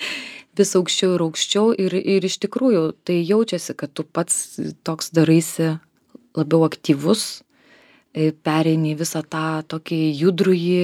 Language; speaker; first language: Lithuanian; native; Lithuanian